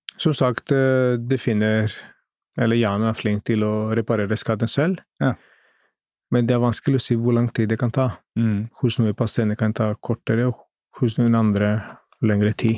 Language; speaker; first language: Norwegian; non-native, fluent; Greek